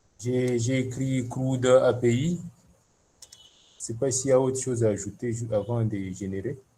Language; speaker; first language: French; non-native, local second language; Swahili